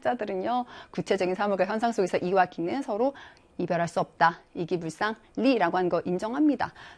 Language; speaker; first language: Korean; native; Korean